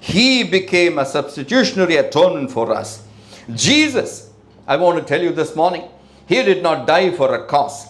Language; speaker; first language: English; non-native, local second language; Tamil